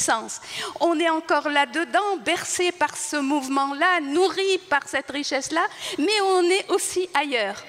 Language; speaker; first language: French; non-native, local second language; Arabic